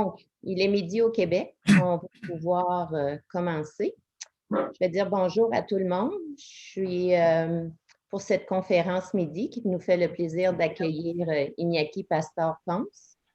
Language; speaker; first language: French; native; French